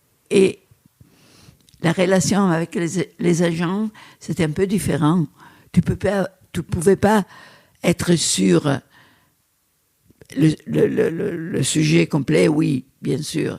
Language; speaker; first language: French; non-native, fluent; Italian